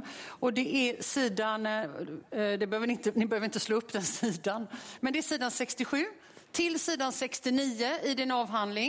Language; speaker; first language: Swedish; native; Swedish